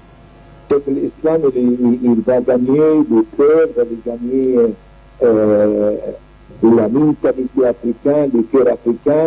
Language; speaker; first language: French; non-native, learner; Arabic